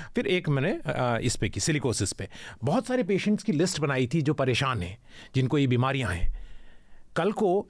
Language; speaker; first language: Hindi; native; Hindi